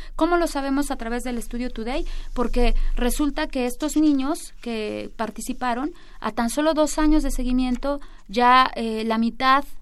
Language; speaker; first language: Spanish; native; Spanish